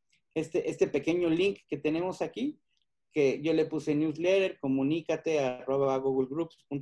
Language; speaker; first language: Spanish; native; Spanish